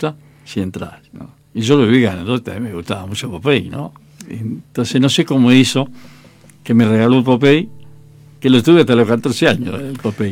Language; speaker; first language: Spanish; native; Spanish